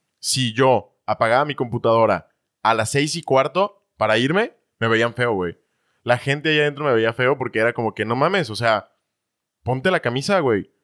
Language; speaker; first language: Spanish; native; Spanish